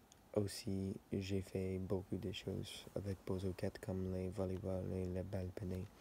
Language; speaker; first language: French; non-native, learner; English